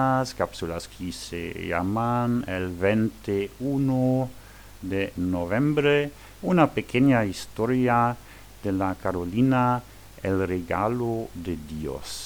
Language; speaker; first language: Spanish; non-native, learner; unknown